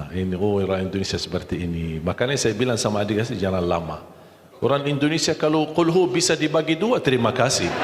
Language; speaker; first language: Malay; non-native, fluent; Arabic